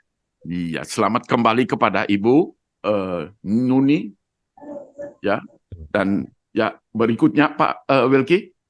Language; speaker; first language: Indonesian; non-native, fluent; Dutch